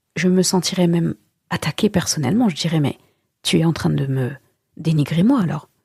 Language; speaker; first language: French; early bilingual, other home language; Wolof